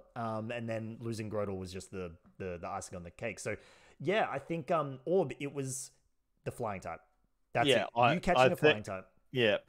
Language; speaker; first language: English; native; English